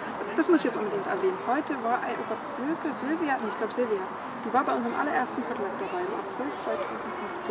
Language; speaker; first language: German; native; German